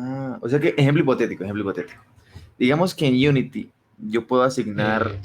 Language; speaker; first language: Spanish; native; Spanish